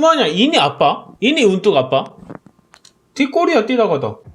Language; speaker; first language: Indonesian; non-native, learner; Korean